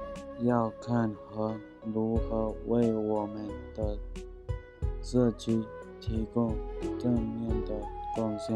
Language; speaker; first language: Chinese; non-native, learner; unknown